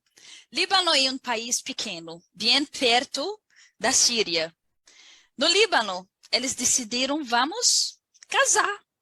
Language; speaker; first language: Portuguese; non-native, learner; Arabic